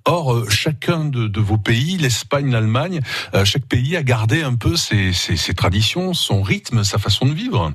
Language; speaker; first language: French; native; French